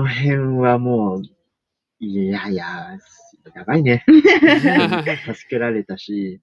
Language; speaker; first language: Japanese; native; Japanese